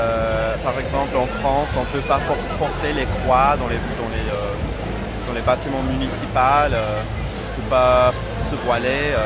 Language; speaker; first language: French; non-native, fluent; English